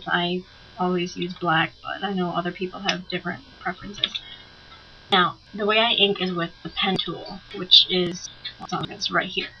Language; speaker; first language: English; native; English